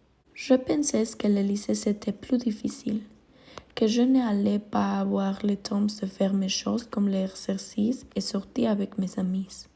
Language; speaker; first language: French; non-native, learner; Spanish